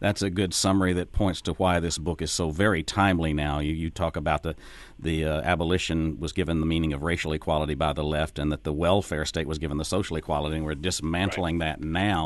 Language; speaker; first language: English; native; English